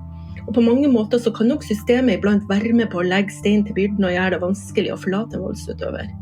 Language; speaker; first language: Norwegian; native; Norwegian